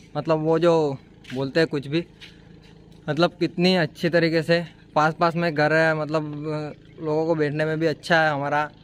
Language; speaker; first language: Hindi; non-native, local second language; Gujarati